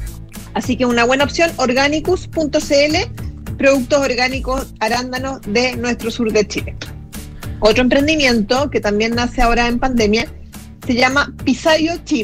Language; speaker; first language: Spanish; native; Spanish